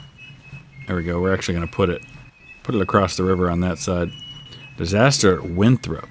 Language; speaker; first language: English; native; English